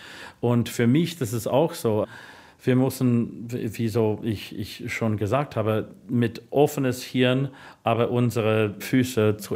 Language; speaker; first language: German; non-native, learner; English